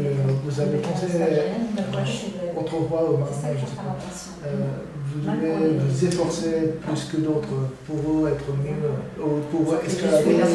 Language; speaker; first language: French; non-native, learner; Korean